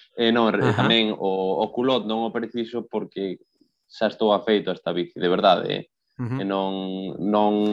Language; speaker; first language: Galician; non-native, local second language; Spanish